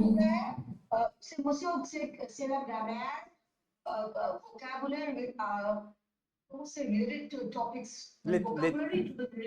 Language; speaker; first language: French; non-native, learner; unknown